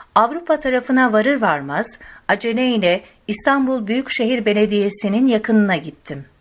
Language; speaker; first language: Turkish; non-native, fluent; Arabic